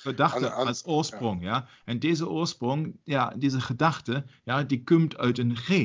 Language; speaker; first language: Dutch; non-native, fluent; German